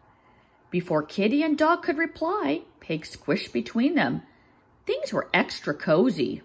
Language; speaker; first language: English; native; English